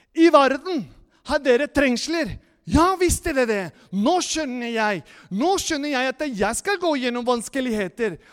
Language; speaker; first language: Norwegian; non-native, fluent; Spanish